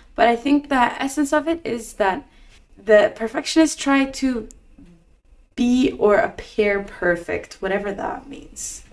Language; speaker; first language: English; non-native, fluent; Norwegian